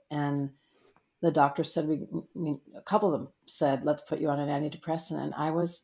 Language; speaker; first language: English; native; English